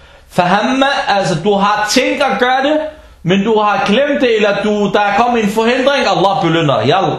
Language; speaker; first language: Danish; early bilingual, other home language; Arabic